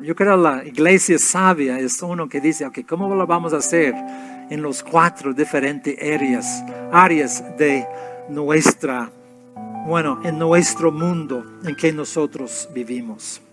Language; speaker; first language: Spanish; non-native, fluent; English